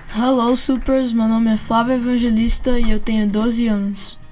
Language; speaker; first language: Portuguese; early bilingual, heritage; Portuguese